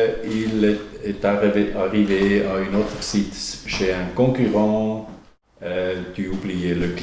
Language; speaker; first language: French; non-native, learner; German